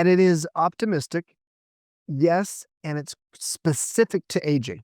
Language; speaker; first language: English; native; English